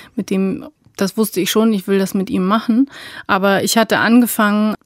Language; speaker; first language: German; early bilingual, other home language; Romanian